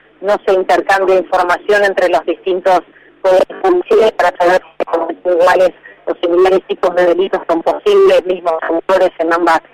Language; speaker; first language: Spanish; native; Spanish